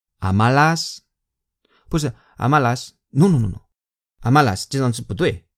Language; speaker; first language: Chinese; non-native, fluent; Spanish